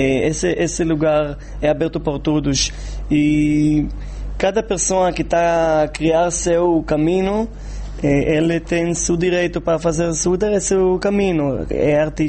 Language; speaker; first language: Portuguese; non-native, fluent; Hebrew